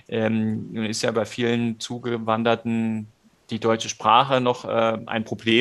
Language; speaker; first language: German; native; German